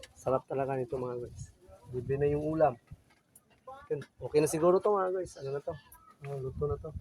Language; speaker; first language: Filipino; non-native, local second language; Cebuano